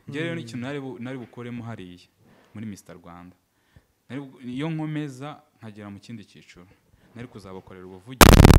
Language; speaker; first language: Kinyarwanda; native; Kinyarwanda